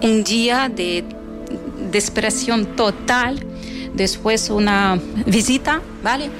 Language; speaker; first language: Spanish; non-native, fluent; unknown